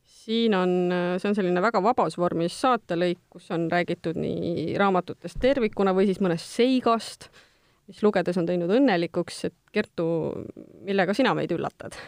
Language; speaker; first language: Estonian; native; Estonian